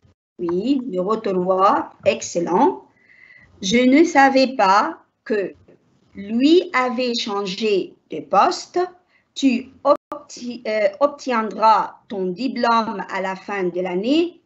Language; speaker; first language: French; non-native, learner; Arabic